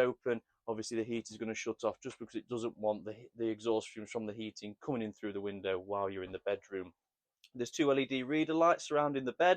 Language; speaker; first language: English; native; English